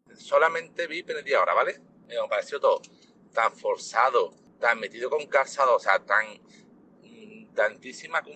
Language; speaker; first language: Spanish; native; Spanish